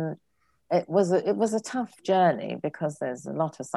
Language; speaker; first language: English; native; English